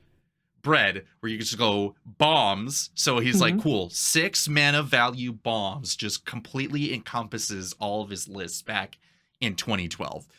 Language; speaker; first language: English; native; English